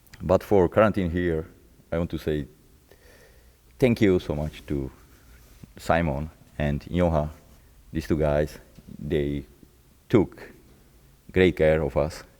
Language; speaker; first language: English; non-native, fluent; Czech